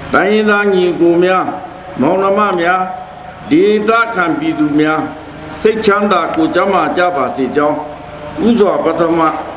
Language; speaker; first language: Burmese; non-native, local second language; Pa'o Karen